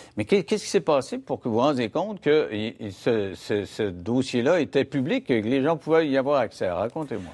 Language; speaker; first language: French; native; French